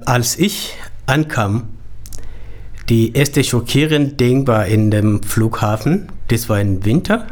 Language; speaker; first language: German; non-native, learner; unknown